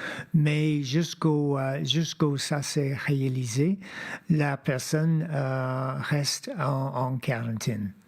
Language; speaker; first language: French; non-native, fluent; English